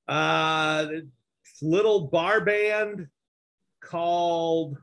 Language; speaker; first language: English; native; English